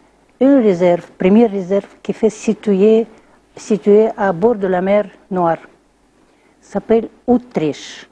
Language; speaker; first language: French; non-native, learner; Russian